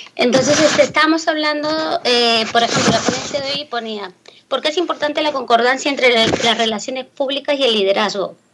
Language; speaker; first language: Spanish; native; Spanish